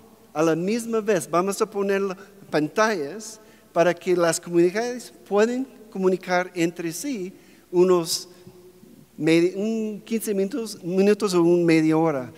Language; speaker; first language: Spanish; non-native, fluent; English